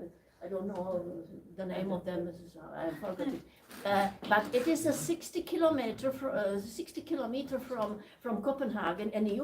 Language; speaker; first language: English; non-native, learner; Czech